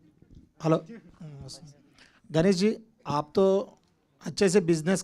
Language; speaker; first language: Hindi; non-native, local second language; Telugu